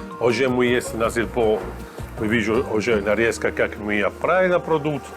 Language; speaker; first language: Russian; non-native, learner; Italian